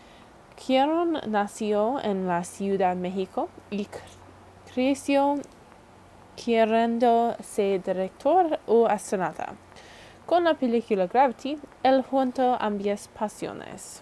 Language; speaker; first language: Spanish; non-native, learner; English